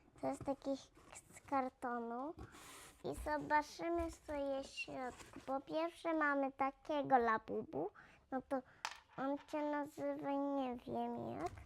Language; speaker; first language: Polish; early bilingual, heritage; Polish